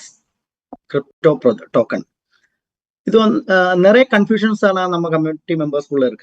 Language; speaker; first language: Tamil; non-native, learner; Malayalam